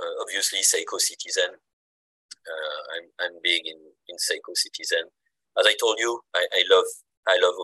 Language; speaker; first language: English; non-native, fluent; French